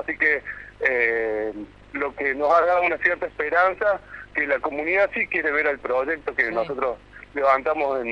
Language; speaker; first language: Spanish; native; Spanish